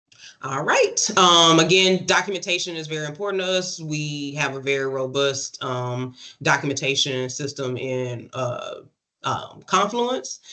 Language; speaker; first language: English; native; English